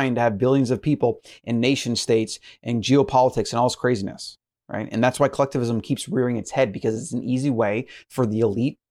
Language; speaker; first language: English; native; English